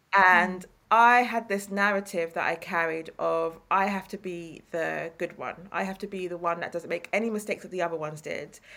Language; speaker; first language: English; native; English